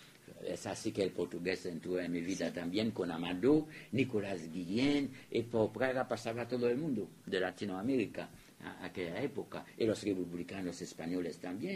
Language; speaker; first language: Spanish; non-native, fluent; French